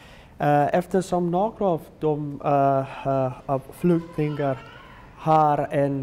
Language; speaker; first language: Swedish; non-native, learner; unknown